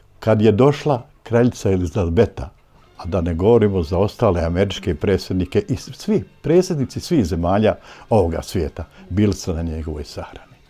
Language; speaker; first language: Croatian; native; Croatian